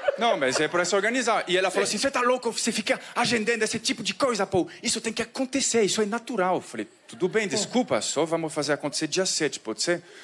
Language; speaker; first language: Portuguese; non-native, fluent; French